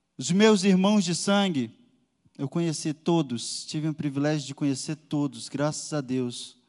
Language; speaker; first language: Portuguese; native; Portuguese